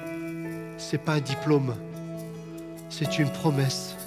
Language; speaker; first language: French; native; French